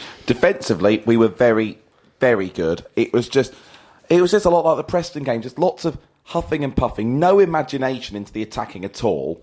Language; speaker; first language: English; native; English